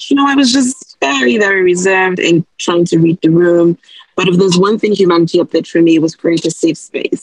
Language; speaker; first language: English; non-native, local second language; Yoruba